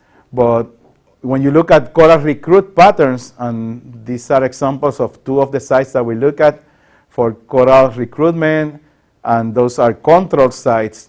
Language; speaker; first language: English; non-native, local second language; Spanish